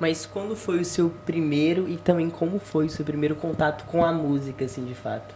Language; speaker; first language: Portuguese; native; Portuguese